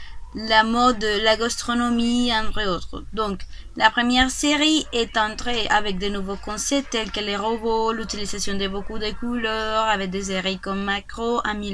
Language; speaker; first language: French; non-native, learner; Spanish